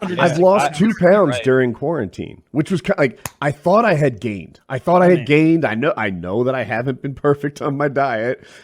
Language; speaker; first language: English; native; English